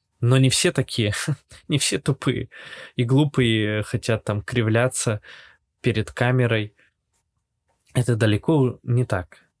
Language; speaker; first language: Russian; native; Russian